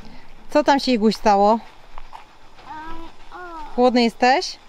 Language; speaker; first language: Polish; native; Polish